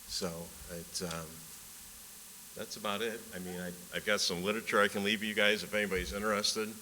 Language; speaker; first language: English; native; English